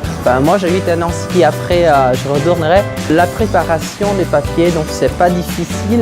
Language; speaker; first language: French; non-native, fluent; Vietnamese